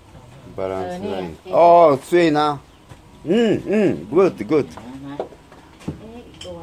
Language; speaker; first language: Japanese; native; Japanese